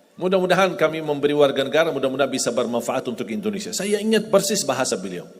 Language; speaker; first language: Indonesian; non-native, fluent; Arabic